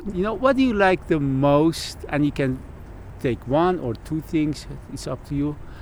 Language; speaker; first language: English; non-native, fluent; Persian